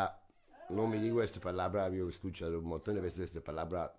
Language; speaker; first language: Spanish; non-native, learner; German